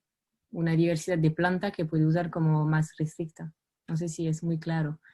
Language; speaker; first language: Spanish; non-native, fluent; French